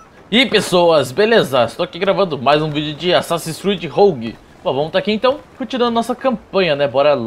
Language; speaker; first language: Portuguese; native; Portuguese